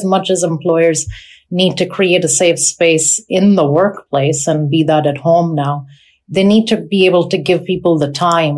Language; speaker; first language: English; non-native, local second language; Urdu